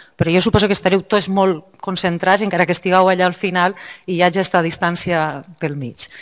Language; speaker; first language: Catalan; native; Catalan